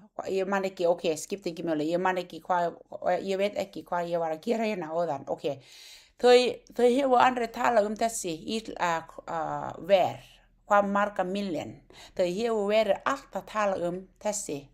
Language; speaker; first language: Icelandic; non-native, learner; Thai